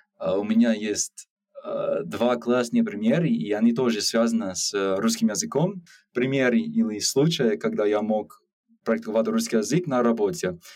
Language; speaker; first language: Russian; non-native, learner; English